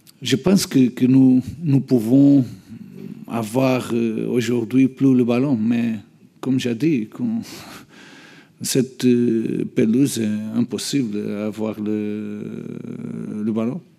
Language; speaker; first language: French; non-native, learner; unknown